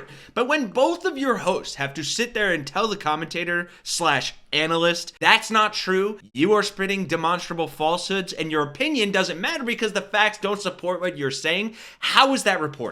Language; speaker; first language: English; native; English